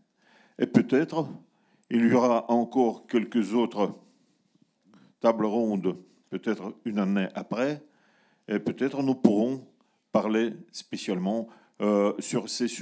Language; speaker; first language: French; non-native, learner; Russian